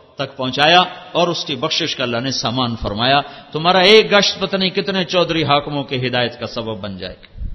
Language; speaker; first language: Urdu; non-native, local second language; Punjabi